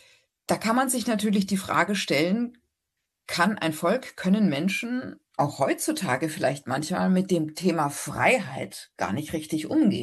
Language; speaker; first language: German; native; German